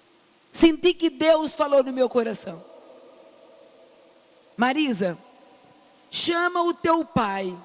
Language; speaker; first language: Portuguese; native; Portuguese